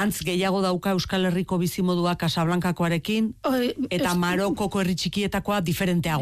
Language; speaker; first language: Basque; native; Basque